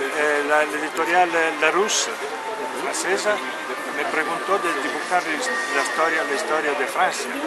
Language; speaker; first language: Spanish; non-native, learner; Italian